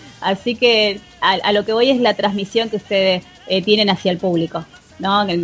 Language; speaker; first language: Spanish; native; Spanish